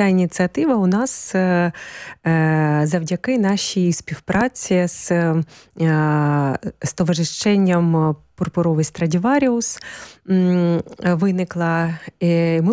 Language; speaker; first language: Ukrainian; native; Ukrainian